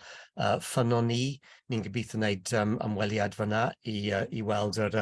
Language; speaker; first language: Welsh; non-native, local second language; English